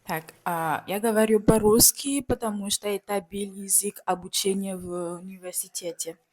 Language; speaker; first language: Russian; non-native, fluent; Fon